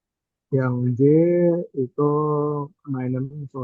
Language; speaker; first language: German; non-native, learner; Indonesian